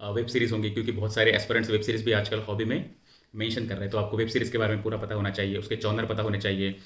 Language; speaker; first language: Hindi; non-native, local second language; Marathi